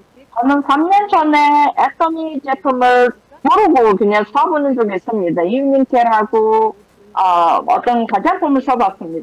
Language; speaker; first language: Korean; non-native, fluent; Mongolian